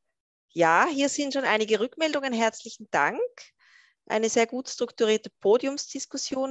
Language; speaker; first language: German; native; German